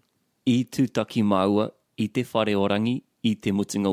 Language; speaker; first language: Māori; non-native, learner; English